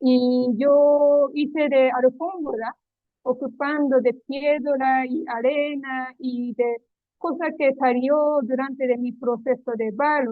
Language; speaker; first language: Spanish; non-native, learner; Japanese